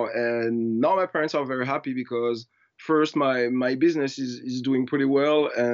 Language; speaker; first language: English; non-native, fluent; French